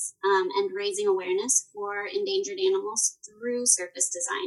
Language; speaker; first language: English; native; English